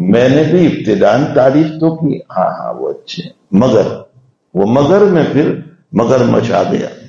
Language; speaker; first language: Urdu; non-native, local second language; Gujarati